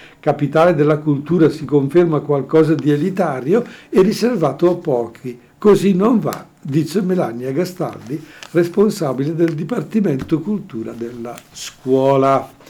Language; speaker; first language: Italian; native; Italian